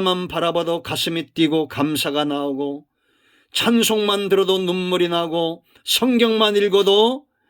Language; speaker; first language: Korean; native; Korean